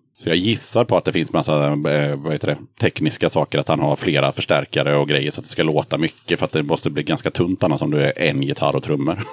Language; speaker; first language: Swedish; native; Swedish